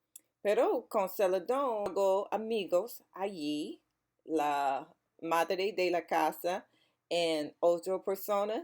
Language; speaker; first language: Spanish; non-native, learner; English